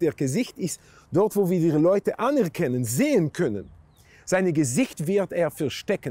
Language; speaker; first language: German; non-native, fluent; Hebrew